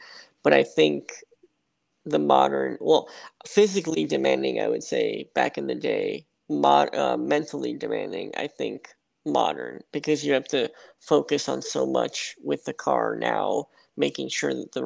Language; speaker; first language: English; native; English